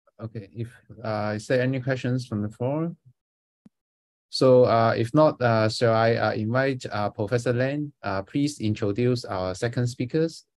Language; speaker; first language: English; non-native, fluent; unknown